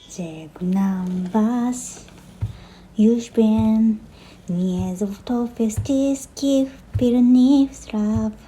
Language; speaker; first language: Polish; non-native, learner; Japanese